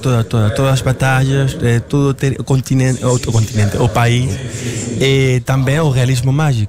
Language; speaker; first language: Portuguese; non-native, learner; Spanish